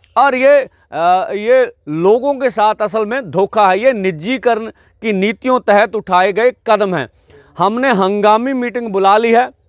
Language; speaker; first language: Hindi; non-native, local second language; Punjabi